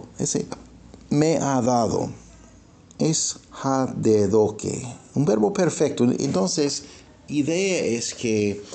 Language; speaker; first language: Spanish; non-native, fluent; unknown